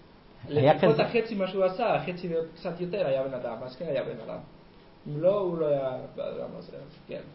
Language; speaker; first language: Hebrew; non-native, learner; Spanish